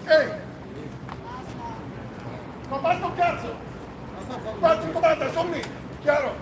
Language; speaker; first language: Italian; native; Italian